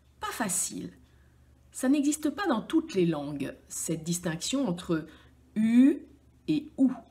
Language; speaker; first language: French; native; French